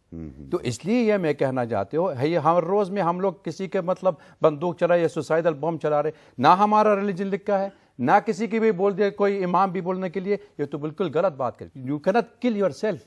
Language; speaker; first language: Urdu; non-native, learner; Arabic